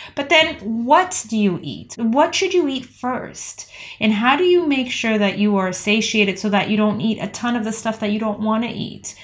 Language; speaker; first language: English; native; English